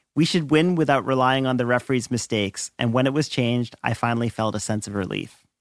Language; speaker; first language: English; native; English